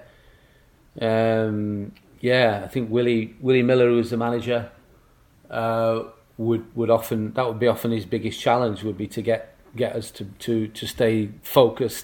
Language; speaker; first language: English; native; English